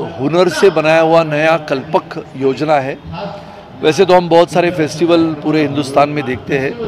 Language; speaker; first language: Hindi; non-native, local second language; Marathi